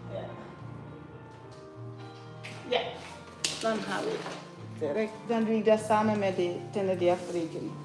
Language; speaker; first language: Dutch; non-native, learner; English